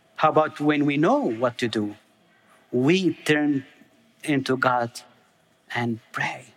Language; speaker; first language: English; non-native, fluent; Arabic